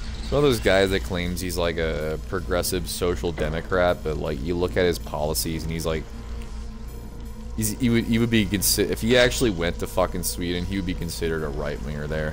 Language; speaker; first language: English; native; English